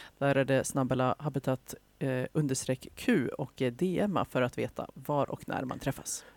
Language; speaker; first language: Swedish; native; Swedish